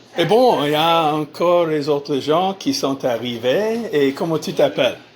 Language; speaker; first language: French; non-native, fluent; English